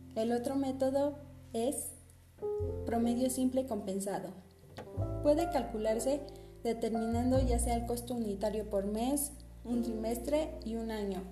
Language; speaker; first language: Spanish; native; Spanish